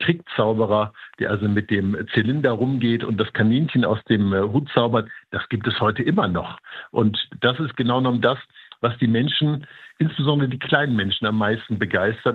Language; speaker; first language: German; native; German